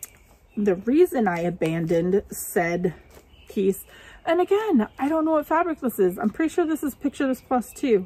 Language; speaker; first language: English; native; English